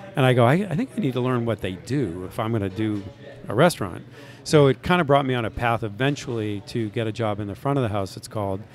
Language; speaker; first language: English; native; English